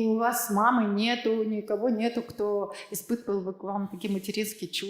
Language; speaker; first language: Russian; native; Russian